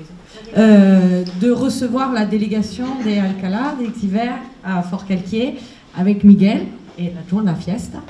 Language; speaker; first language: French; native; French